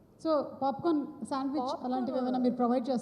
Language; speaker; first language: Telugu; native; Telugu